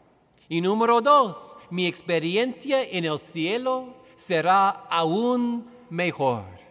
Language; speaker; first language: Spanish; non-native, fluent; English